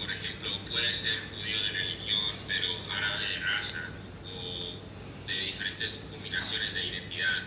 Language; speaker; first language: Spanish; non-native, fluent; English